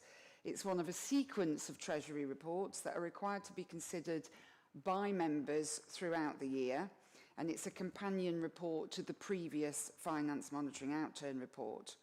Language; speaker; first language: English; native; English